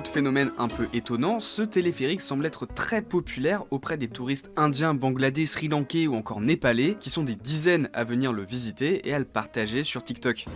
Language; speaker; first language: French; native; French